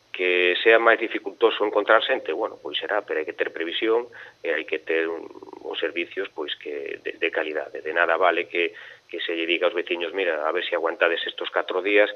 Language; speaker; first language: Galician; native; Galician